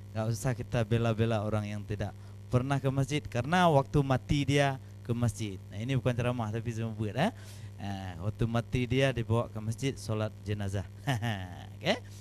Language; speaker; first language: Malay; non-native, local second language; Achinese